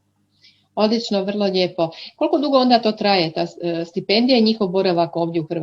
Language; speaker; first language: Croatian; native; Croatian